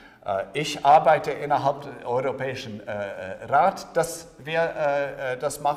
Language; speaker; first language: German; non-native, fluent; Latvian